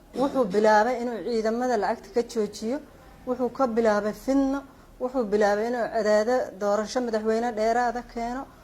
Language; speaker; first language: Somali; native; Somali